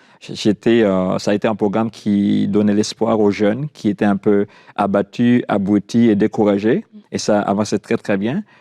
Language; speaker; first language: French; non-native, local second language; Haitian Creole